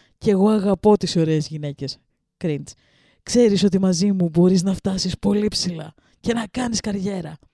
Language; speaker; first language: Greek; early bilingual, other home language; Russian